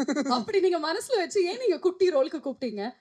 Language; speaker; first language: Tamil; native; Tamil